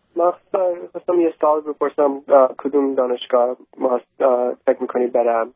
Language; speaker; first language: Persian; early bilingual, heritage; Persian